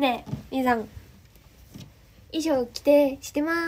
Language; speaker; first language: Korean; non-native, learner; Japanese